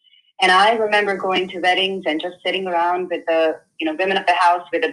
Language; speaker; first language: English; non-native, local second language; Hindi